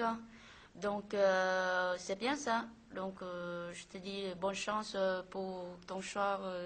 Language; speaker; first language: French; non-native, learner; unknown